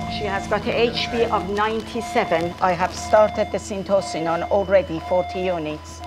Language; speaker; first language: English; non-native, fluent; Persian